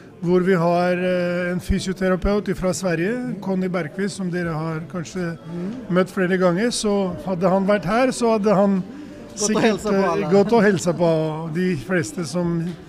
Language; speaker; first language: Swedish; non-native, fluent; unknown